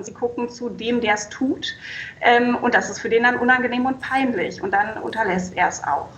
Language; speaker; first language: German; native; German